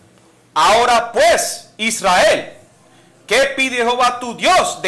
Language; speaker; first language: Spanish; native; Spanish